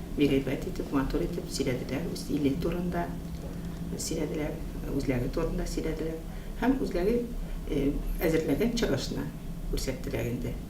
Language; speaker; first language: Tatar; early bilingual, heritage; Tatar